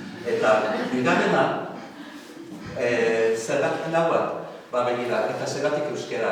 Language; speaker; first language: Basque; non-native, fluent; English